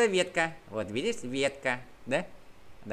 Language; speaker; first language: Russian; non-native, fluent; Vietnamese